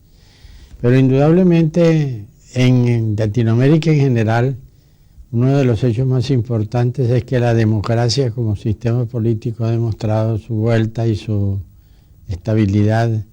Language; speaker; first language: Spanish; native; Spanish